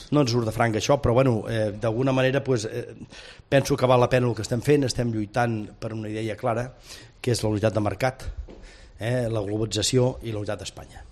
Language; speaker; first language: Catalan; native; Catalan